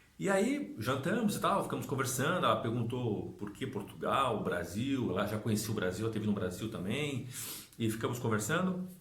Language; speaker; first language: Portuguese; native; Portuguese